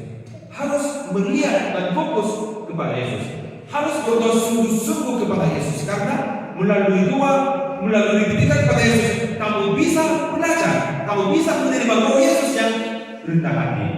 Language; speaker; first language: Indonesian; non-native, fluent; Korean